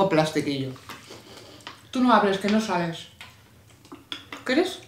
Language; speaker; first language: Spanish; native; Spanish